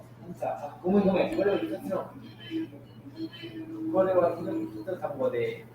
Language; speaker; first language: Japanese; non-native, learner; English